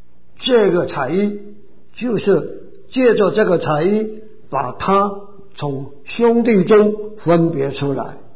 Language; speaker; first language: Chinese; native; Chinese